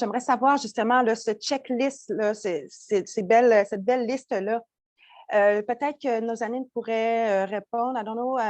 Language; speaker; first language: French; native; French